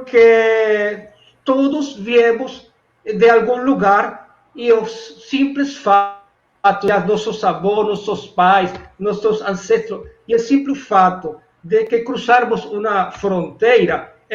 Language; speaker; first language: Portuguese; non-native, fluent; Spanish